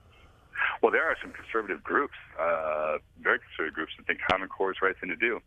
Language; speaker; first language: English; native; English